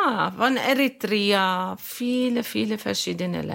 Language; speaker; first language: German; non-native, learner; Arabic